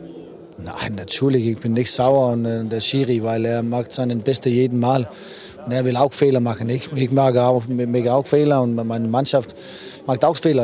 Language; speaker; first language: German; non-native, learner; Danish